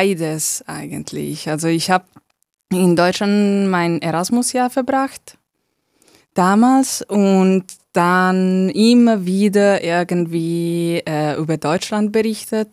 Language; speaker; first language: German; non-native, fluent; Italian